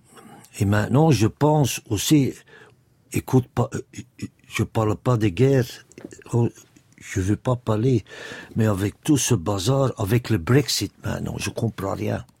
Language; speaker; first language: French; non-native, local second language; Dutch